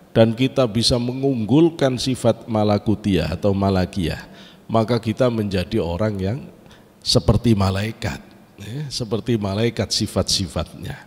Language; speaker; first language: Indonesian; native; Indonesian